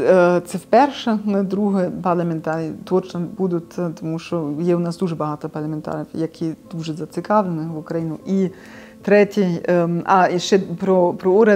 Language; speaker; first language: Ukrainian; non-native, fluent; German